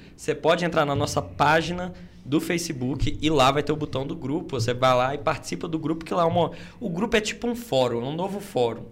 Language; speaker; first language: Portuguese; native; Portuguese